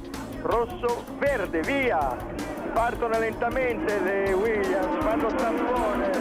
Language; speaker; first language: Italian; native; Italian